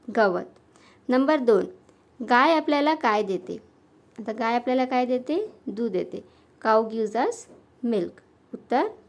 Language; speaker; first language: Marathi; non-native, local second language; Urdu